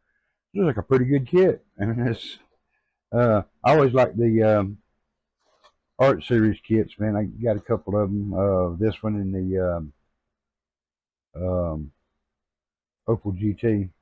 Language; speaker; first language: English; native; English